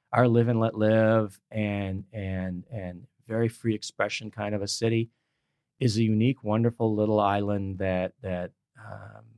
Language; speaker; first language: English; native; English